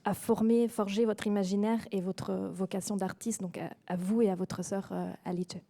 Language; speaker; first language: French; native; French